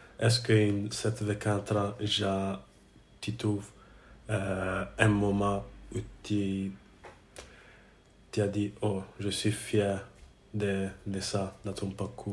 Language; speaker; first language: French; non-native, learner; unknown